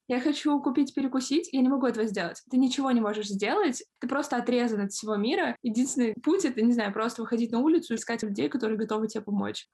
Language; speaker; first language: Russian; native; Russian